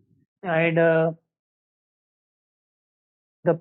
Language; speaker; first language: English; non-native, learner; Marathi